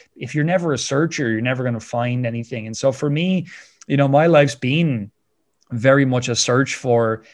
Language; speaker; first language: English; native; English